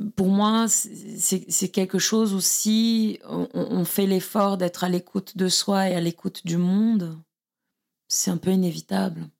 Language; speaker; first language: French; non-native, fluent; Portuguese